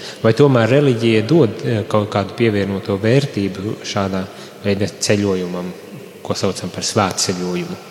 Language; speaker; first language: Latvian; native; Latvian